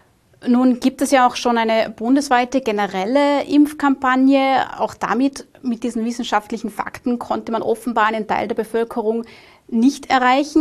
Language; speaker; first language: German; native; German